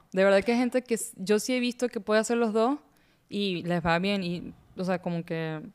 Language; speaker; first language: Spanish; native; Spanish